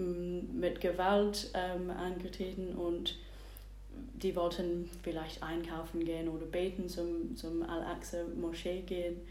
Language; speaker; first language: German; non-native, fluent; English